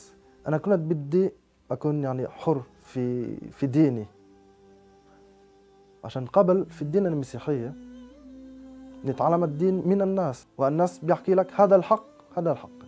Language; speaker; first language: Arabic; non-native, fluent; French